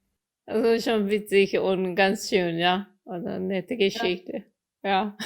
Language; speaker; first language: German; non-native, fluent; Korean